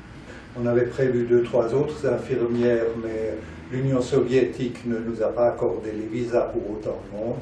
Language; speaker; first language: French; native; French